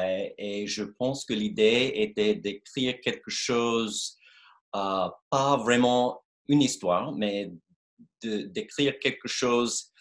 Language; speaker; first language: French; non-native, fluent; English